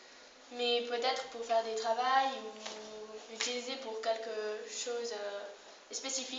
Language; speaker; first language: French; non-native, learner; Spanish